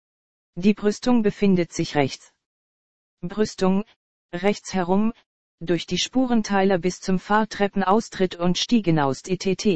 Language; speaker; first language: German; native; German